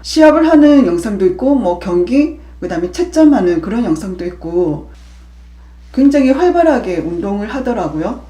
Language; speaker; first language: Korean; native; Korean